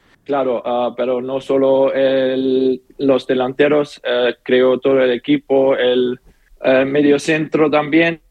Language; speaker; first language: Spanish; non-native, learner; German